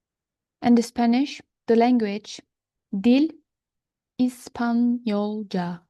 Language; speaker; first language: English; non-native, fluent; Turkish